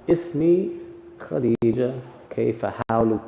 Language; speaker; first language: Arabic; non-native, learner; English